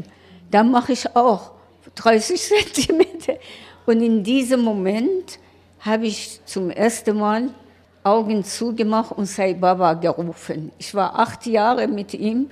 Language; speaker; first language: German; non-native, learner; Persian